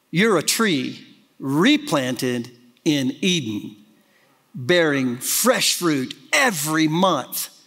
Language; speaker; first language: English; native; English